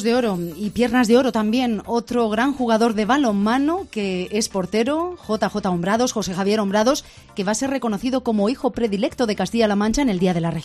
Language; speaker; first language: Spanish; native; Spanish